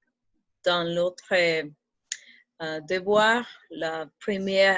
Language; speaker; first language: French; non-native, fluent; Spanish